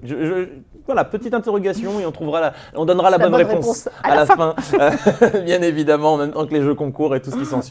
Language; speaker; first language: French; native; French